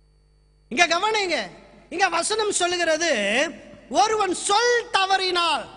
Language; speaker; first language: Tamil; native; Tamil